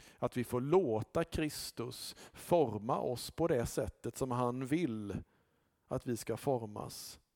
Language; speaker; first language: Swedish; native; Swedish